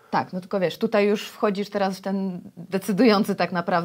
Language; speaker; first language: Polish; native; Polish